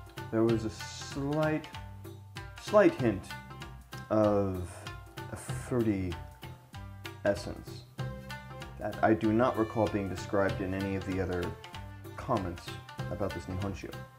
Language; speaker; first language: English; native; English